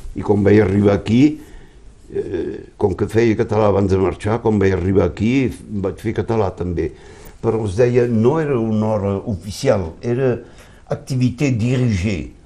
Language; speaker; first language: Catalan; early bilingual, heritage; Catalan